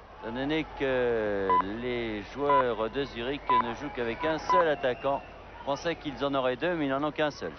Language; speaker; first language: French; native; French